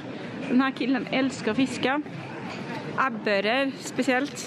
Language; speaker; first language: Swedish; native; Swedish